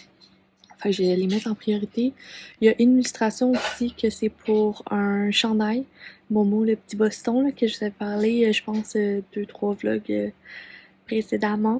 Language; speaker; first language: French; native; French